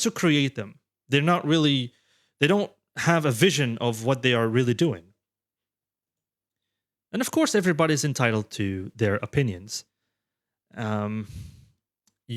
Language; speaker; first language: English; non-native, fluent; Arabic